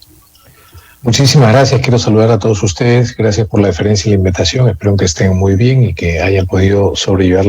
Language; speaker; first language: Spanish; native; Spanish